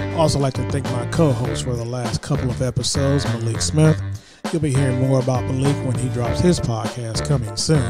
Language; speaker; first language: English; native; English